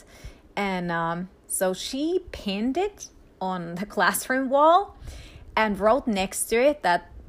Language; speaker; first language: English; non-native, fluent; Finnish